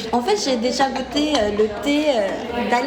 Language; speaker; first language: French; non-native, fluent; Korean